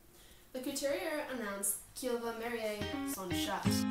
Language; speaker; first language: French; non-native, learner; English